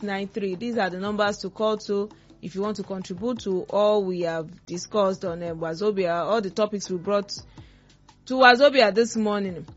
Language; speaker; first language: Nigerian Pidgin; non-native, local second language; Yoruba